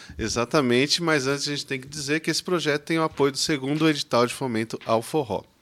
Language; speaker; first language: Portuguese; native; Portuguese